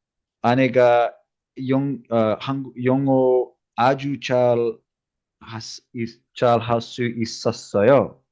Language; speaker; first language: Korean; non-native, learner; English